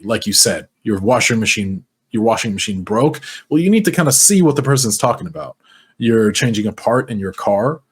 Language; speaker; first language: English; native; English